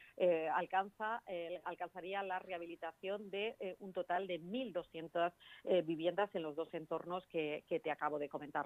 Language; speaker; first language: Spanish; native; Spanish